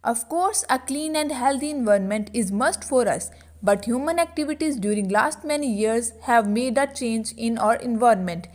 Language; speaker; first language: English; non-native, local second language; Punjabi